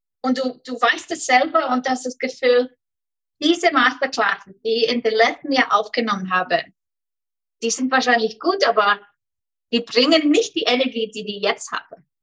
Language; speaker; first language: German; non-native, fluent; Icelandic